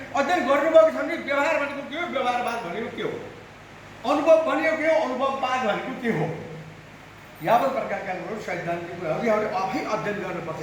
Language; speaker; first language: Nepali; native; Nepali